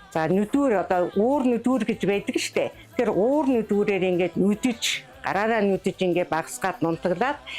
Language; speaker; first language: Mongolian; non-native, local second language; Kazakh